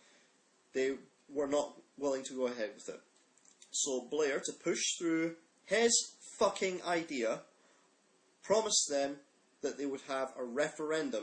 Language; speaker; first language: English; native; English